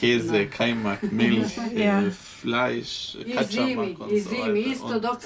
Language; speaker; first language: German; non-native, fluent; Serbian